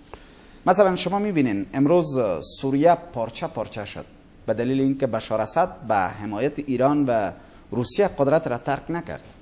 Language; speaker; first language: Persian; native; Persian